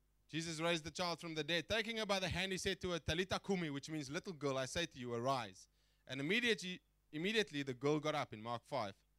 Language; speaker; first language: English; non-native, local second language; Afrikaans